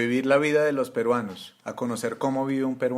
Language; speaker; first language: Spanish; native; Spanish